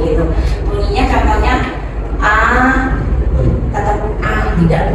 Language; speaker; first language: Indonesian; native; Indonesian